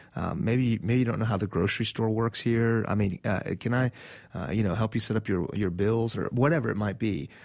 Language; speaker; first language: English; non-native, fluent; Persian